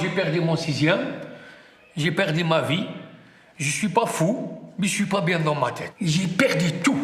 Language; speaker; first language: French; non-native, local second language; Arabic